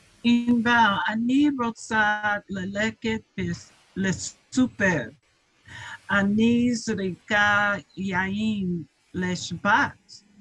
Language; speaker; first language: Hebrew; non-native, learner; English